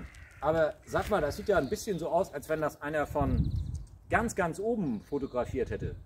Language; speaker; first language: German; native; German